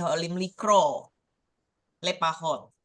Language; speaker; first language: Hebrew; non-native, learner; Indonesian